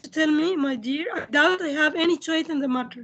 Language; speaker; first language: English; non-native, fluent; Indonesian